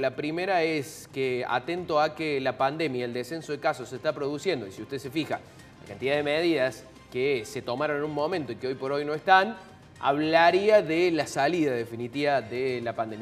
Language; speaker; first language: Spanish; native; Spanish